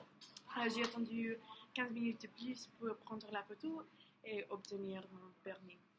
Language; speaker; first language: French; non-native, learner; English